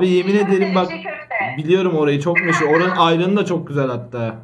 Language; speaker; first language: Turkish; native; Turkish